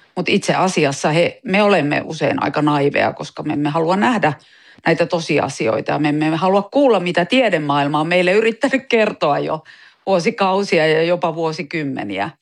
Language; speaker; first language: Finnish; native; Finnish